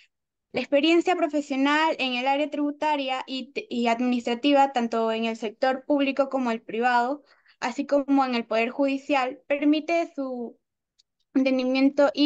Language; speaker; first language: Spanish; native; Spanish